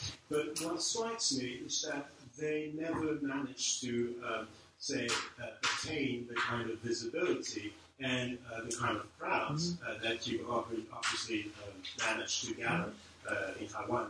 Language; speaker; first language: English; non-native, fluent; French